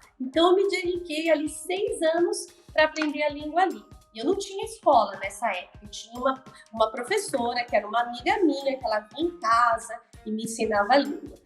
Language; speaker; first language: Portuguese; native; Portuguese